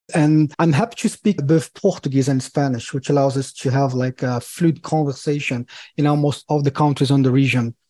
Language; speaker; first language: English; non-native, fluent; Portuguese